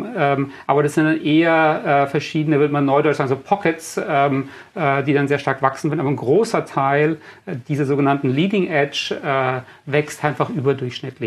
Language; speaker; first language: German; native; German